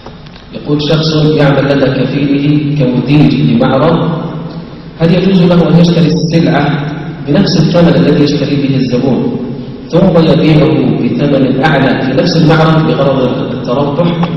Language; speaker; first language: Arabic; native; Arabic